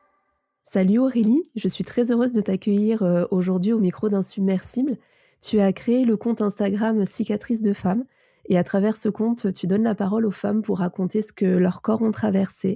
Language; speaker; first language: French; native; French